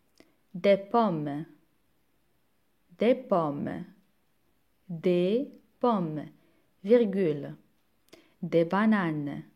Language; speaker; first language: French; non-native, local second language; Arabic